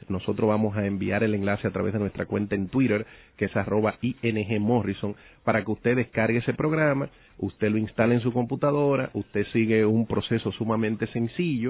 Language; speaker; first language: Spanish; native; Spanish